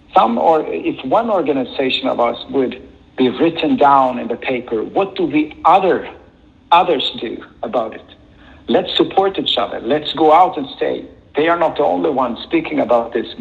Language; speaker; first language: English; non-native, fluent; Swedish